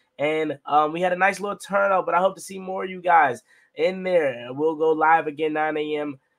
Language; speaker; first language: English; native; English